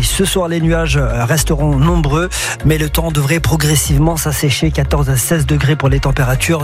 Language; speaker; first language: French; native; French